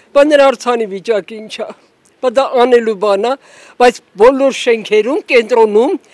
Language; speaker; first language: Armenian; native; Armenian